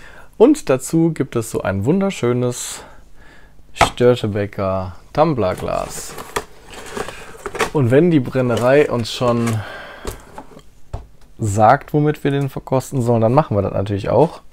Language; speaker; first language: German; native; German